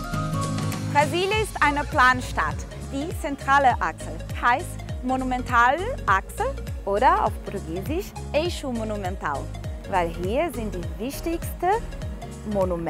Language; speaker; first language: German; early bilingual, heritage; German